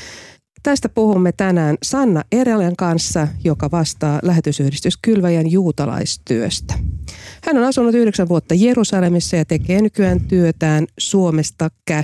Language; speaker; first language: Finnish; native; Finnish